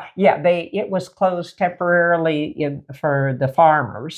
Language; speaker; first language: English; native; English